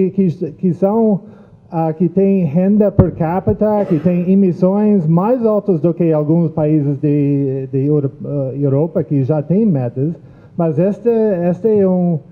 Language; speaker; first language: Portuguese; non-native, fluent; English